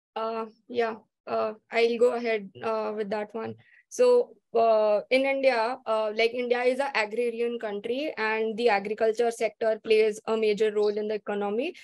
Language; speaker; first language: English; non-native, local second language; Marathi